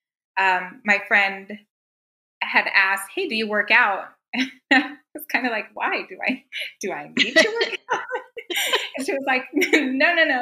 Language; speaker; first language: English; native; English